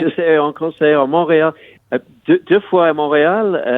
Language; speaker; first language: French; non-native, learner; English